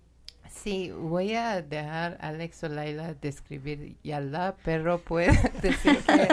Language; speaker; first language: Spanish; non-native, learner; Persian